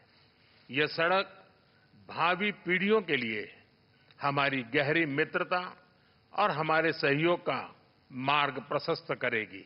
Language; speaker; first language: Hindi; native; Hindi